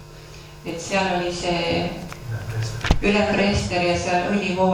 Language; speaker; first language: Finnish; non-native, learner; Estonian